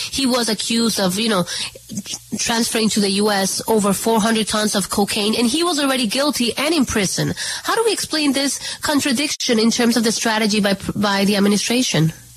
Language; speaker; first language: English; non-native, fluent; Spanish